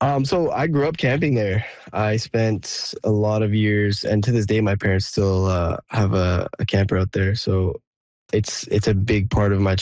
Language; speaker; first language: English; native; English